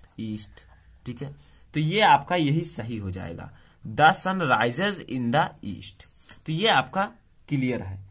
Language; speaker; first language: Hindi; native; Hindi